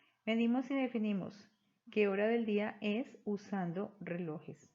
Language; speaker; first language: Spanish; native; Spanish